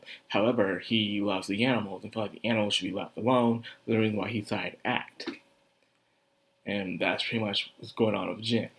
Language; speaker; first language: English; native; English